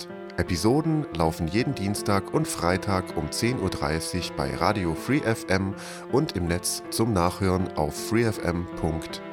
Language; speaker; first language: German; native; German